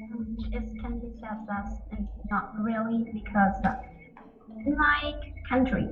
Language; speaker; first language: English; non-native, learner; Vietnamese